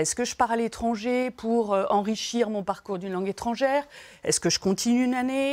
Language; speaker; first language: French; native; French